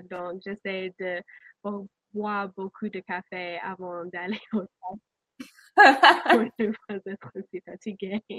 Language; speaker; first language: French; non-native, learner; English